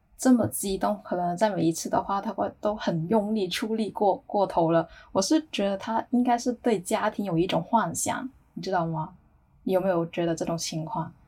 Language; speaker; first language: Chinese; native; Chinese